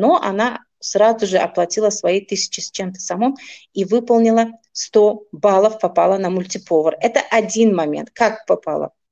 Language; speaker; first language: Russian; non-native, local second language; Tajik